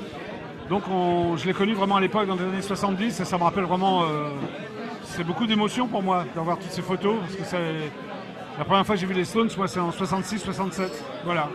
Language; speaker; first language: French; native; French